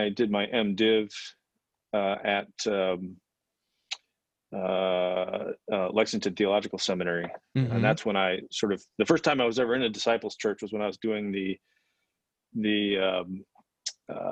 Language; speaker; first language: English; native; English